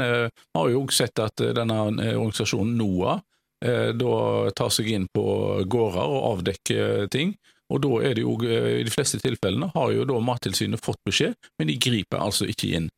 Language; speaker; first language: Norwegian; native; Norwegian